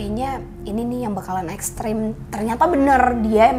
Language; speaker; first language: Indonesian; native; Indonesian